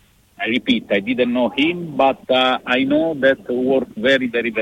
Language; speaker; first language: English; non-native, learner; Italian